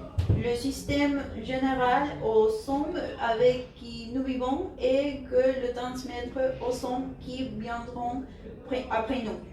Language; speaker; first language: French; non-native, learner; Spanish